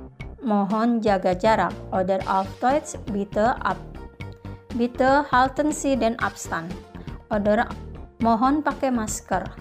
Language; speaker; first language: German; non-native, fluent; Indonesian